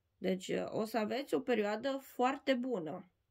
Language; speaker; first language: Romanian; native; Romanian